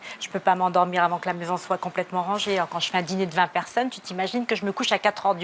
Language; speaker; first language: French; native; French